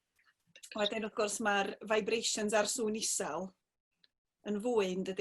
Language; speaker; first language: Welsh; native; Welsh